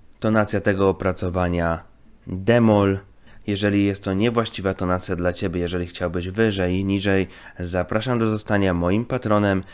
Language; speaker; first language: Polish; native; Polish